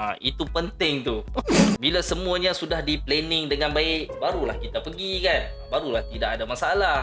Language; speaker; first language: Malay; native; Malay